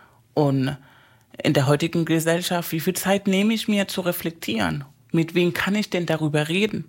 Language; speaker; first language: German; non-native, fluent; Spanish